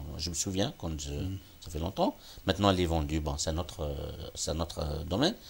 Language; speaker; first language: French; non-native, local second language; Kabyle